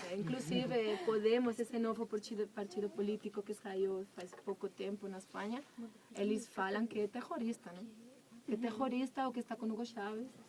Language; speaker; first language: Portuguese; non-native, fluent; Spanish